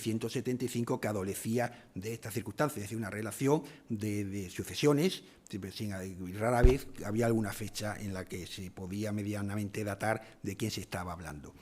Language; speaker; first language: Spanish; native; Spanish